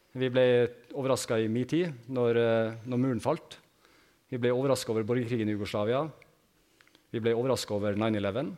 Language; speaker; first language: Norwegian; native; Norwegian